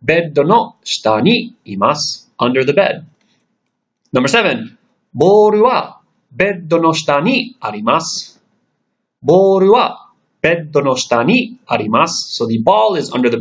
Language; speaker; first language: Japanese; non-native, fluent; English